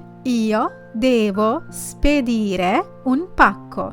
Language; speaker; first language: Italian; non-native, fluent; Sinhala